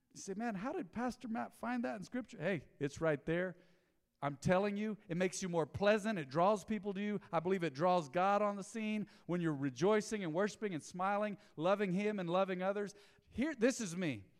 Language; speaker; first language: English; native; English